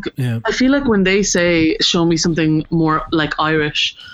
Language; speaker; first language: English; native; English